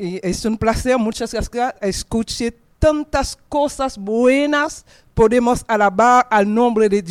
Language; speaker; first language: Spanish; non-native, fluent; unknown